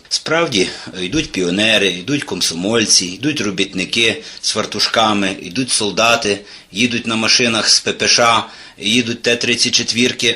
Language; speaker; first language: Ukrainian; native; Ukrainian